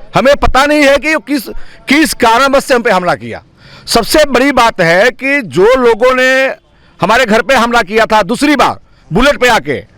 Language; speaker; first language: Hindi; native; Hindi